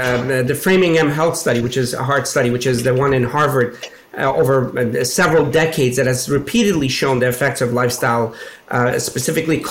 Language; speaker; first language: English; native; English